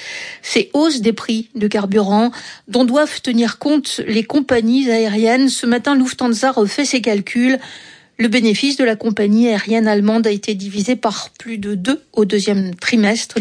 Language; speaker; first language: French; native; French